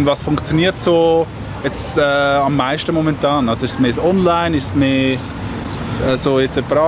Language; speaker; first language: German; native; German